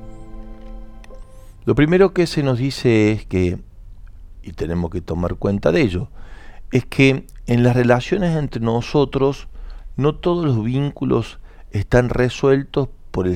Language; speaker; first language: Spanish; native; Spanish